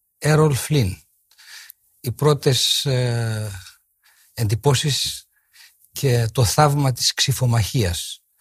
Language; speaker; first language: Greek; native; Greek